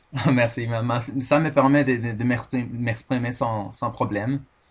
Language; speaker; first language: French; non-native, fluent; Spanish